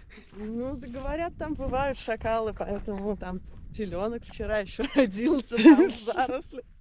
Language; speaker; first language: Russian; native; Russian